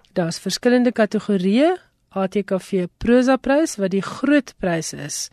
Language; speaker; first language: Afrikaans; native; Afrikaans